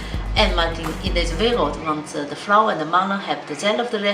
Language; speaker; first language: Dutch; non-native, learner; Chinese